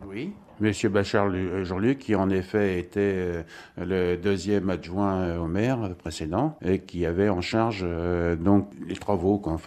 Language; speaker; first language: French; native; French